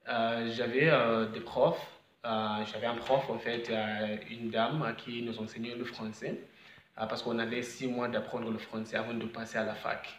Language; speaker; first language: French; non-native, fluent; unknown